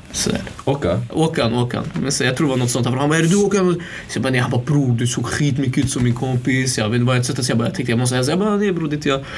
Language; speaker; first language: Swedish; early bilingual, other home language; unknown